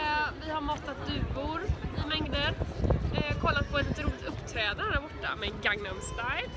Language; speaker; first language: Swedish; early bilingual, other home language; Arabic